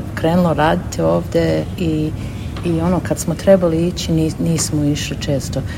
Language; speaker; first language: Serbian; early bilingual, heritage; Serbian